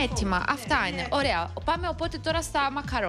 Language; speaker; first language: Greek; native; Greek